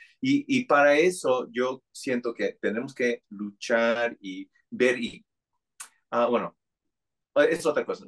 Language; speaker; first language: Spanish; non-native, fluent; English